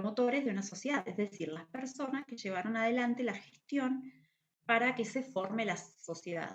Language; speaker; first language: Spanish; native; Spanish